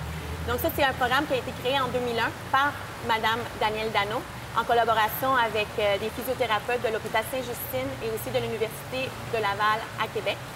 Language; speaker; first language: French; native; French